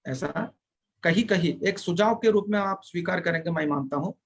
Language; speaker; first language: Hindi; non-native, local second language; Telugu